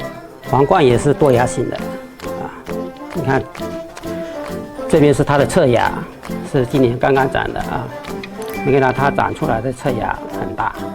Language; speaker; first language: Chinese; native; Chinese